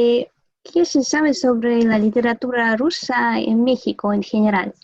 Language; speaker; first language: Spanish; non-native, fluent; Russian